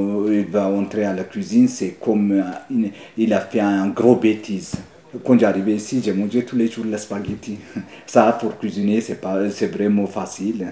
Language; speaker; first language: French; non-native, learner; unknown